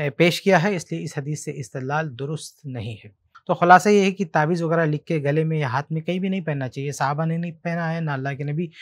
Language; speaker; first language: Hindi; native; Hindi